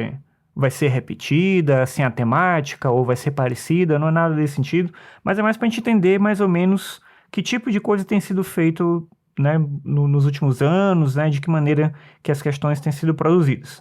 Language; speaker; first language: Portuguese; native; Portuguese